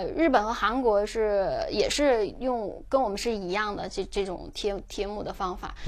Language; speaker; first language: Chinese; native; Chinese